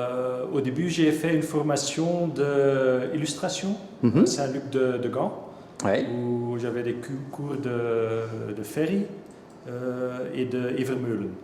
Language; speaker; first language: French; non-native, local second language; Dutch